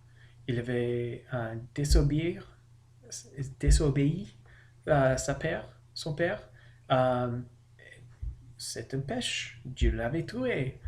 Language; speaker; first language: French; non-native, learner; English